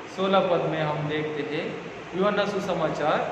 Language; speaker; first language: Hindi; non-native, local second language; Telugu